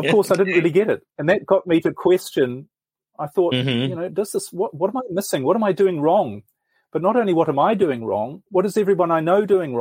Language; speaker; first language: English; native; English